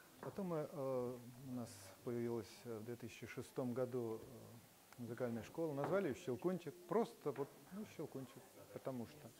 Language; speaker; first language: Russian; native; Russian